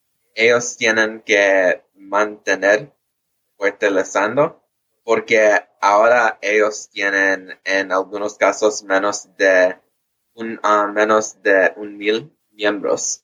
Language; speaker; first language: Spanish; early bilingual, heritage; English